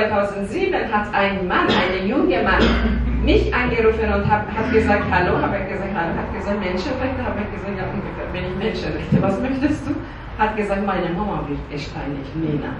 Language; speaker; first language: German; non-native, learner; Persian